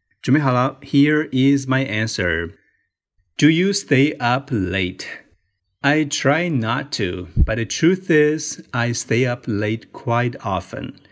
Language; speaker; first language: English; non-native, fluent; Chinese